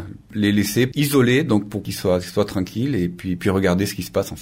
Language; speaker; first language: French; native; French